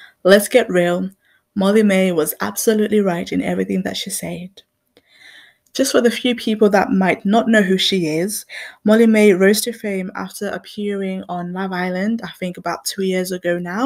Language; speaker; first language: English; non-native, local second language; Shona